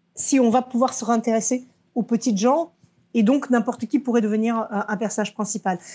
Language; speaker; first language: French; early bilingual, other home language; Russian